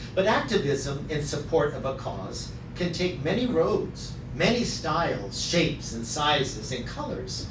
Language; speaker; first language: English; native; English